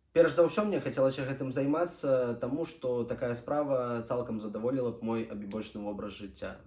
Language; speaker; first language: Belarusian; non-native, local second language; Russian